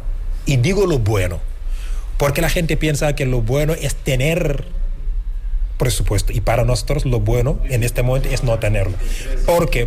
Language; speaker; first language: Spanish; non-native, fluent; Wolof